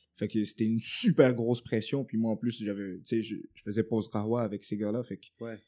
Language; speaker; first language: French; native; French